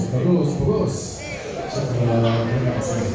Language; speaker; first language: Indonesian; non-native, learner; Arabic